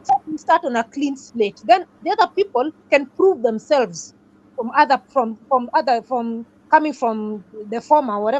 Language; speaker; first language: English; non-native, local second language; Swahili